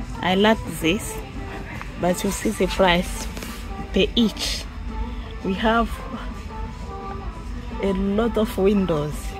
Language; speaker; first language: English; non-native, fluent; Swahili